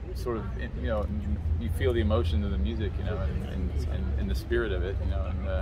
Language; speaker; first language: English; native; English